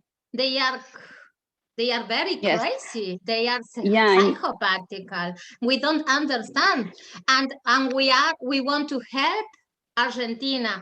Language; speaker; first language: English; non-native, learner; German